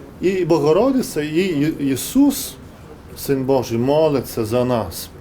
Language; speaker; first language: Ukrainian; non-native, fluent; Lithuanian